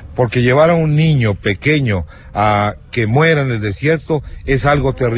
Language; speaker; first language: Spanish; native; Spanish